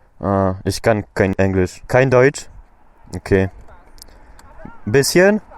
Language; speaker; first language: German; non-native, learner; Polish